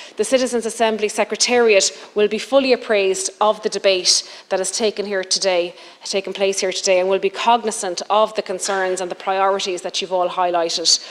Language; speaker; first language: English; native; English